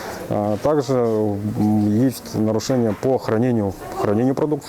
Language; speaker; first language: Russian; native; Russian